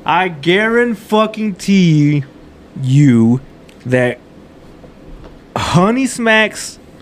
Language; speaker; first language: English; early bilingual, other home language; Spanish